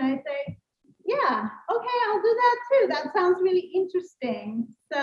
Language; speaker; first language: English; non-native, fluent; Spanish